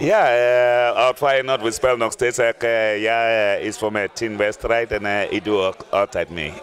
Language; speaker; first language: Dutch; non-native, fluent; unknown